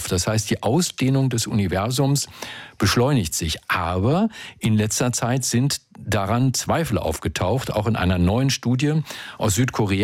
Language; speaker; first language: German; native; German